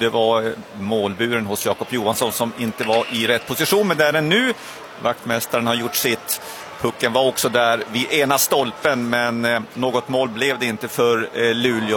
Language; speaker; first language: Swedish; native; Swedish